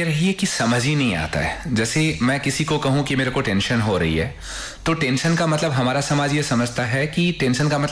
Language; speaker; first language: Hindi; native; Hindi